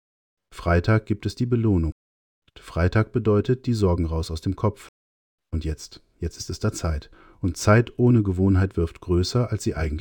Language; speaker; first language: German; native; German